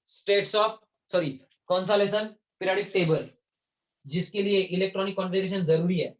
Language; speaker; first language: Hindi; non-native, local second language; Marathi